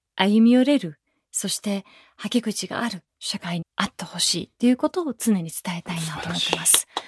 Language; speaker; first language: Japanese; early bilingual, other home language; Persian